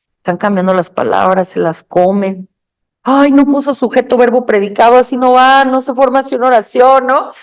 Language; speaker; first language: Spanish; native; Spanish